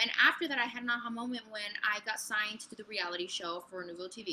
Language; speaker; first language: English; early bilingual, other home language; Spanish